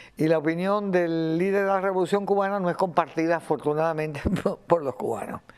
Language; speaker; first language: Spanish; native; Spanish